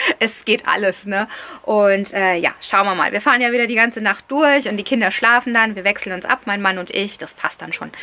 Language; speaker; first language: German; early bilingual, other home language; Italian